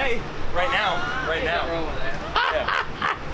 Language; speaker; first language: English; native; English